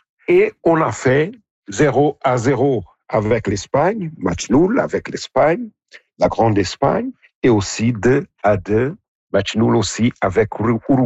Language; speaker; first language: French; non-native, fluent; Portuguese